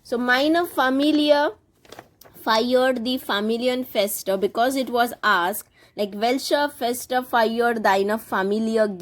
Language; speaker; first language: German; non-native, fluent; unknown